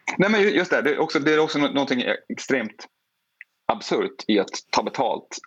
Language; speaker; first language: Swedish; native; Swedish